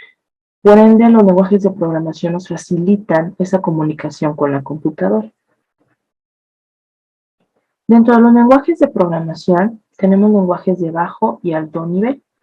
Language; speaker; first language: Spanish; native; Spanish